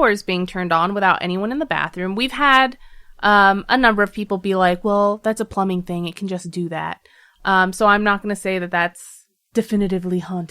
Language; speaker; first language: English; native; English